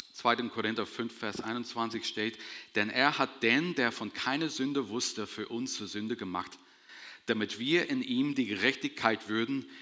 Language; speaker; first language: German; non-native, fluent; English